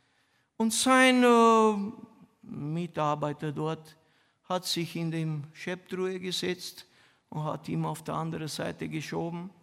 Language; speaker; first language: German; non-native, fluent; Romanian